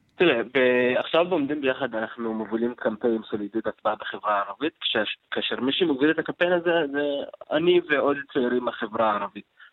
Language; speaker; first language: Hebrew; non-native, local second language; Arabic